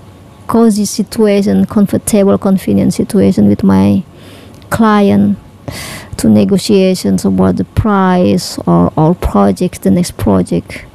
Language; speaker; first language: English; non-native, learner; Indonesian